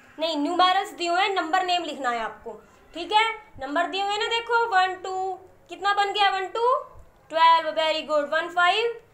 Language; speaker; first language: Hindi; native; Hindi